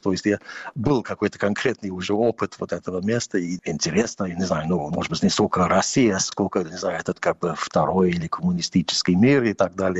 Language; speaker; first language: Russian; non-native, fluent; English